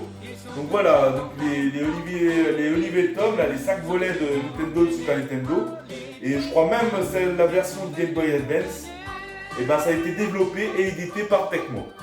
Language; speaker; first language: French; native; French